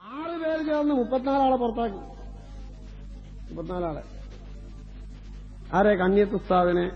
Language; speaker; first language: Malayalam; native; Malayalam